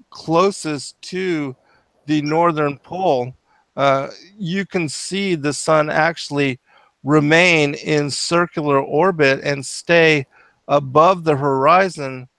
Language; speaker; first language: English; native; English